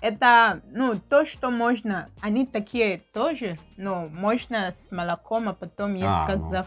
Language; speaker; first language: Russian; non-native, learner; English